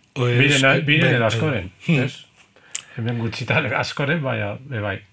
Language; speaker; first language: Basque; native; Basque